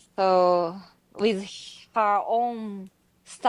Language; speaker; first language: English; non-native, learner; Japanese